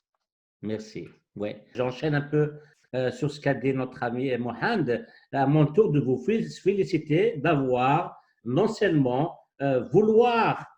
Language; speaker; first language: French; non-native, local second language; Kabyle